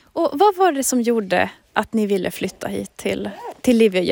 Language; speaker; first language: Swedish; non-native, local second language; Finnish